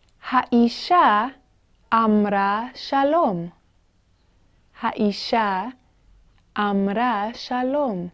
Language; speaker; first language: Hebrew; non-native, fluent; English